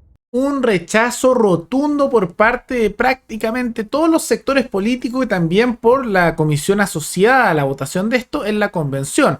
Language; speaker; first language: Spanish; native; Spanish